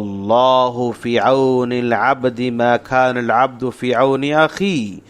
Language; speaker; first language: Arabic; non-native, fluent; Urdu